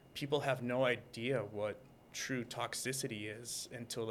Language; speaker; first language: English; native; English